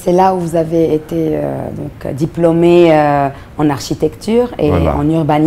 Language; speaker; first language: French; non-native, local second language; Arabic